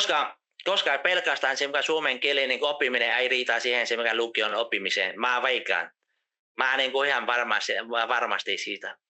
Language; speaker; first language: Finnish; non-native, fluent; Vietnamese